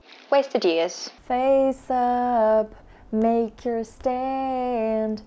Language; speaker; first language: English; non-native, fluent; Portuguese